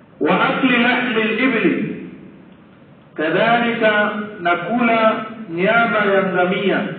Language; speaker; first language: Swahili; native; Swahili